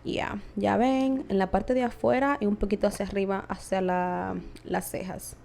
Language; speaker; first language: Spanish; early bilingual, other home language; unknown